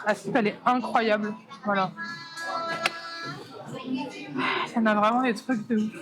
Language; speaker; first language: French; native; French